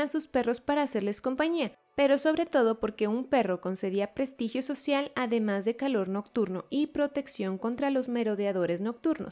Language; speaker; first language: Spanish; native; Spanish